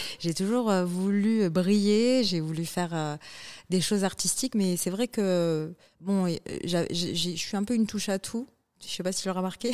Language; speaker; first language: French; early bilingual, other home language; Arabic